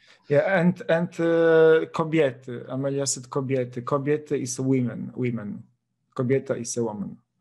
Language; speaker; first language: English; non-native, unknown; Polish